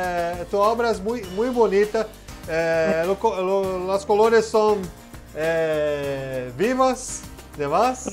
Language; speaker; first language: Spanish; non-native, learner; Portuguese